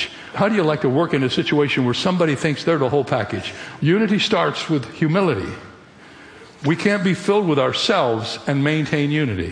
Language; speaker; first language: English; native; English